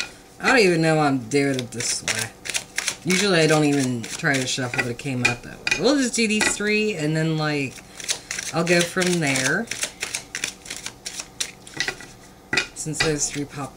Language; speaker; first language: English; native; English